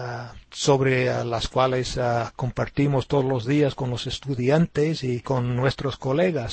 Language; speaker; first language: Spanish; non-native, fluent; English